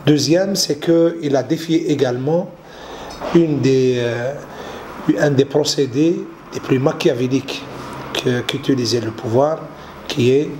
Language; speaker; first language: French; non-native, local second language; Arabic